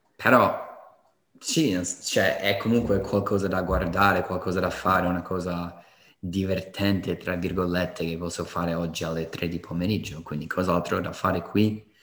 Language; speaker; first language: Italian; non-native, fluent; English